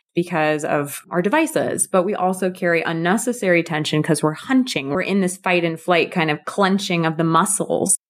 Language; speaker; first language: English; native; English